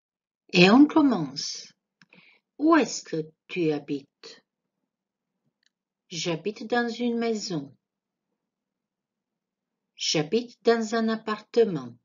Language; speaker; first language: French; non-native, fluent; Croatian